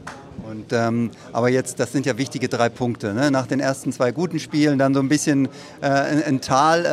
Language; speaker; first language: German; native; German